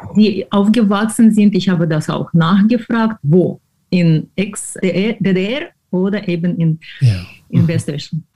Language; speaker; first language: German; non-native, fluent; Ukrainian